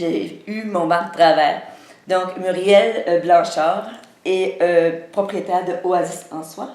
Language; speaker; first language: French; native; French